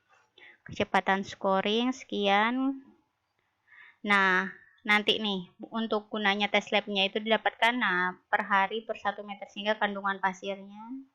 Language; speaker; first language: Indonesian; native; Indonesian